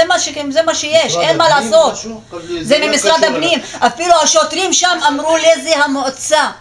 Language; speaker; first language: Hebrew; non-native, local second language; Arabic